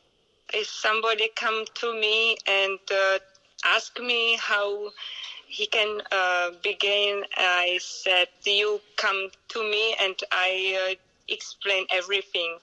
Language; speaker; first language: English; non-native, learner; Czech